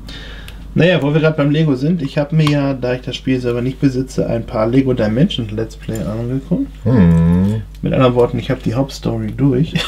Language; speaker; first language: German; native; German